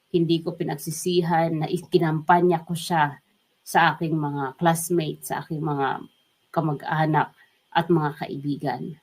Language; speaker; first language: Filipino; non-native, local second language; Waray